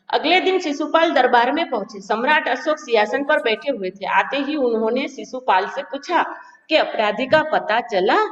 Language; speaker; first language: Hindi; non-native, local second language; Gujarati